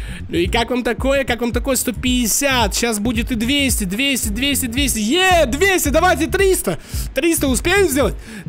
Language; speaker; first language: Russian; native; Russian